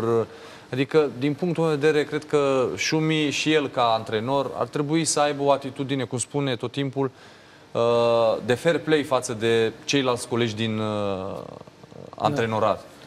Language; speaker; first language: Romanian; native; Romanian